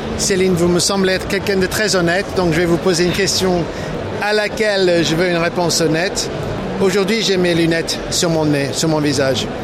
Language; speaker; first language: French; non-native, fluent; English